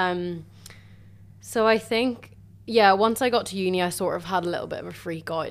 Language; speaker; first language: English; native; English